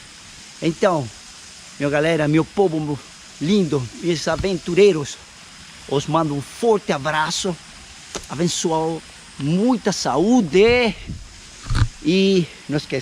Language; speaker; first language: Portuguese; non-native, fluent; Spanish